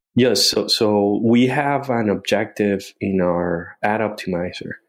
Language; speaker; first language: English; non-native, fluent; Spanish